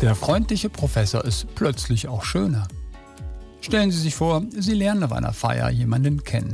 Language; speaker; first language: German; native; German